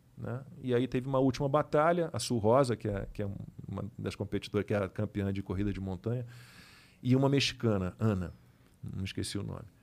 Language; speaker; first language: Portuguese; native; Portuguese